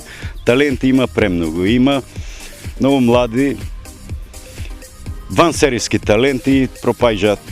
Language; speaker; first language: Macedonian; native; Macedonian